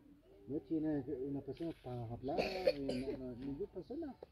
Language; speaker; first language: Spanish; non-native, learner; German